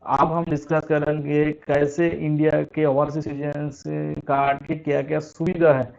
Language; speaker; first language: Hindi; non-native, local second language; Bangla